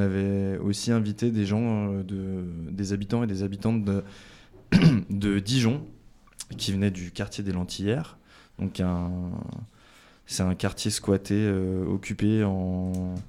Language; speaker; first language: French; native; French